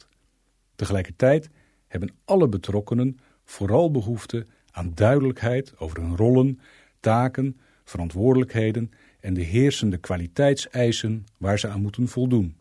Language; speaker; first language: Dutch; native; Dutch